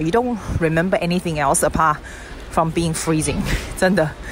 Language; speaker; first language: English; non-native, fluent; Chinese